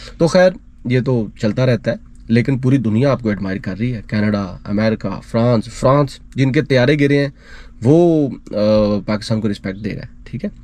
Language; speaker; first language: Urdu; non-native, local second language; Punjabi